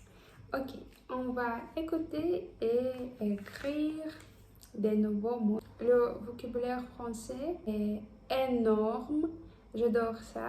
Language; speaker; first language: French; non-native, fluent; Russian